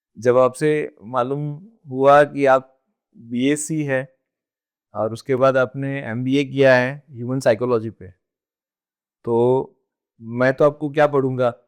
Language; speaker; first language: Hindi; non-native, local second language; Gujarati